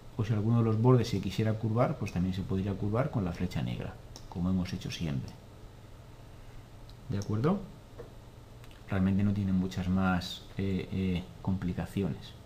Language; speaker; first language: Spanish; native; Spanish